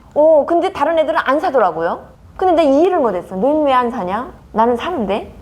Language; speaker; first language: Korean; native; Korean